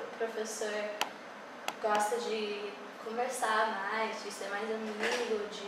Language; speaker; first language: Portuguese; early bilingual, heritage; English